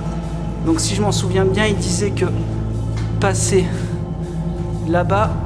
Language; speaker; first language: French; native; French